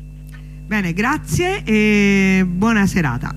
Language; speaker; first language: Italian; native; Italian